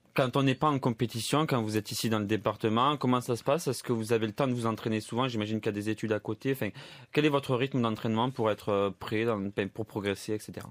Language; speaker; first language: French; native; French